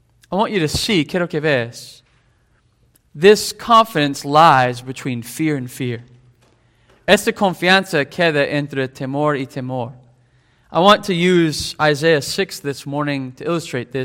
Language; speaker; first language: English; native; English